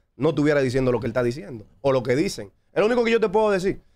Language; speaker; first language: Spanish; native; Spanish